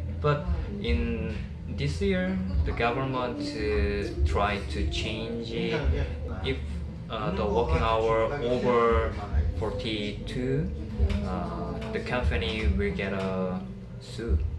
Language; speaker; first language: English; non-native, learner; Korean